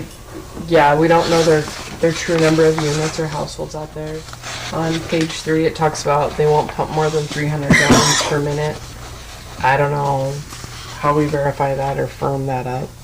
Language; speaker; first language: English; native; English